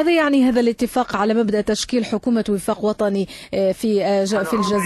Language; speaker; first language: Arabic; native; Arabic